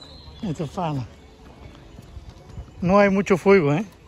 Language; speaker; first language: Spanish; non-native, learner; Bangla